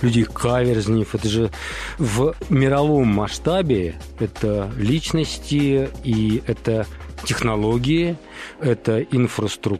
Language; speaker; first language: Russian; native; Russian